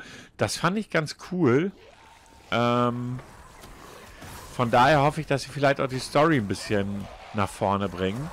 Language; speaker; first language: German; native; German